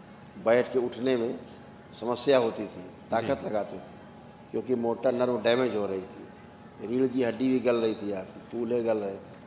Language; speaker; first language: Hindi; native; Hindi